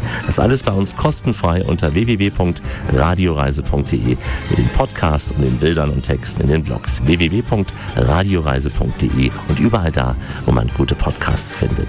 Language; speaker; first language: German; native; German